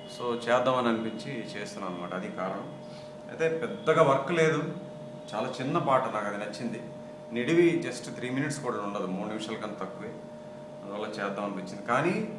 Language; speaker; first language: Telugu; non-native, local second language; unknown